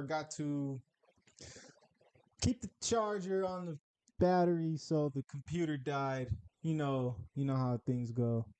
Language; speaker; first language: English; native; English